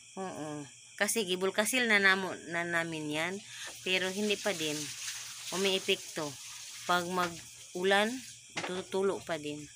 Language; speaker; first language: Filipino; non-native, local second language; Cebuano